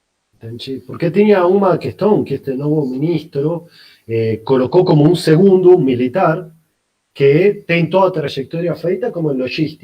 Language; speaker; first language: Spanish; non-native, learner; Portuguese